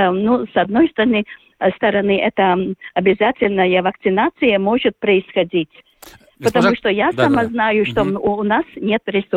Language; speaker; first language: Russian; non-native, local second language; Latvian